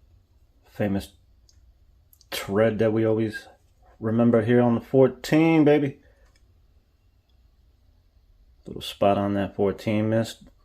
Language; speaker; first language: English; native; English